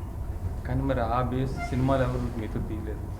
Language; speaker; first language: Telugu; native; Telugu